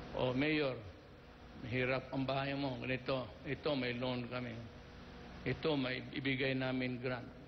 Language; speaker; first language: Filipino; non-native, local second language; Cebuano